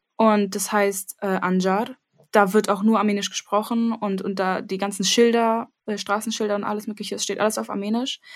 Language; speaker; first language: German; early bilingual, other home language; Armenian